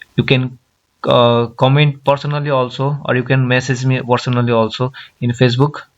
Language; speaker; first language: English; non-native, local second language; Nepali